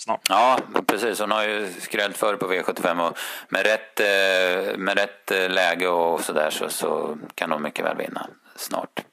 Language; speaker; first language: Swedish; native; Swedish